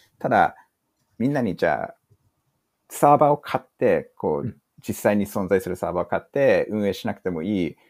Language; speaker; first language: Japanese; early bilingual, heritage; English